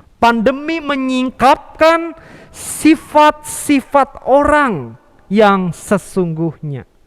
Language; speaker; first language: Indonesian; native; Indonesian